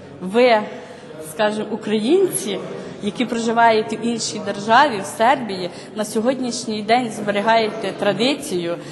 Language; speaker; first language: Ukrainian; native; Ukrainian